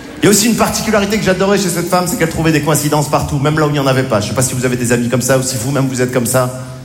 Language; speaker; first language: French; native; French